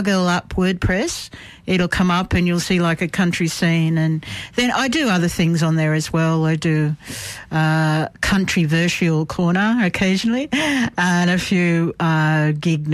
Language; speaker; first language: English; native; English